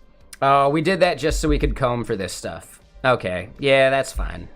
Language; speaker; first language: English; native; English